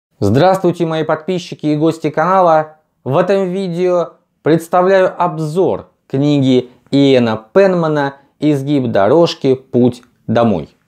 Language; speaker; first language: Russian; native; Russian